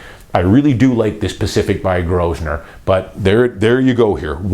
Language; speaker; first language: English; native; English